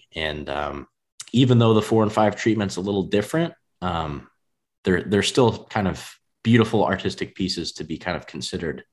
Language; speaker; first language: English; native; English